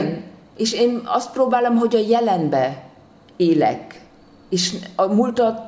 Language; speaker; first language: Hungarian; non-native, fluent; German